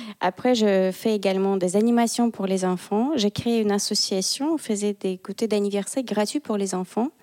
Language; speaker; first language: French; non-native, fluent; Russian